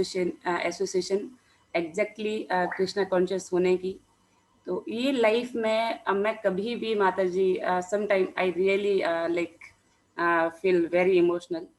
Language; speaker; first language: Hindi; native; Hindi